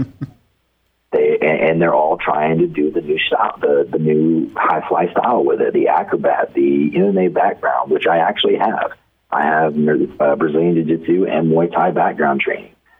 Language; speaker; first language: English; native; English